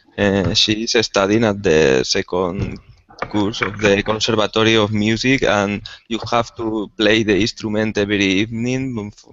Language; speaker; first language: English; non-native, learner; Spanish